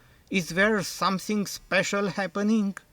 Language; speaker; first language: English; non-native, fluent; Romanian